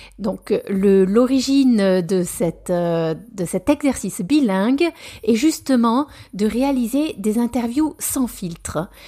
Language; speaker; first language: French; native; French